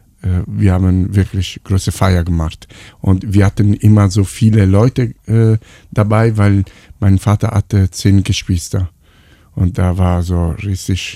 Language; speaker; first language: German; non-native, fluent; Italian